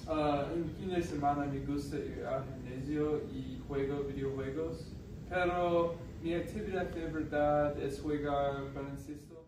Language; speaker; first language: Spanish; non-native, learner; English